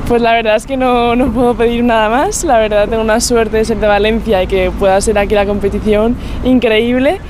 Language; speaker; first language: Spanish; native; Spanish